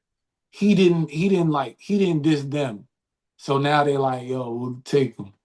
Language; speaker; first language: English; native; English